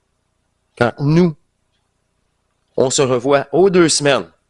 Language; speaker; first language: French; native; French